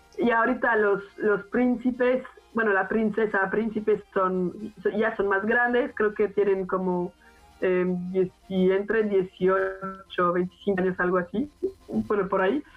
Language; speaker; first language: Spanish; non-native, fluent; French